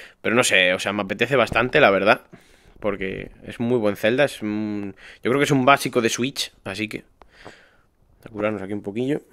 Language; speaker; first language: Spanish; native; Spanish